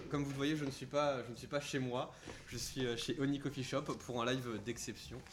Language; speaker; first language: French; native; French